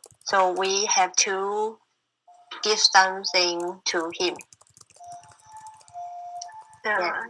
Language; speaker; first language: English; non-native, learner; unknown